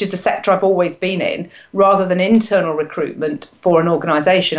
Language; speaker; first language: English; native; English